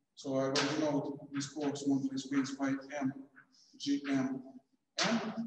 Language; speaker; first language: English; non-native, fluent; Russian